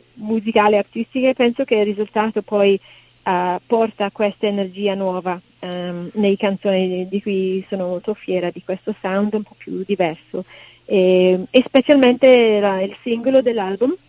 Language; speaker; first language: Italian; non-native, fluent; English